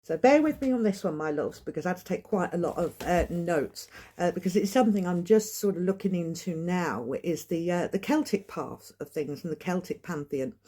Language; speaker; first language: English; native; English